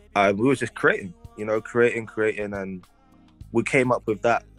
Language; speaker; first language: English; native; English